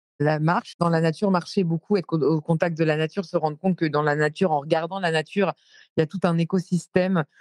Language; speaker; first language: French; native; French